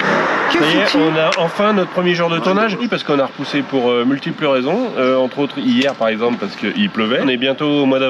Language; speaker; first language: French; native; French